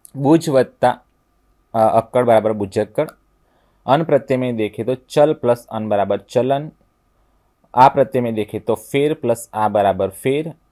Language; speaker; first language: Hindi; non-native, local second language; Gujarati